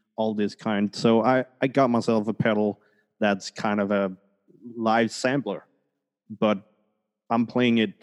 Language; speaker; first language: English; early bilingual, other home language; Spanish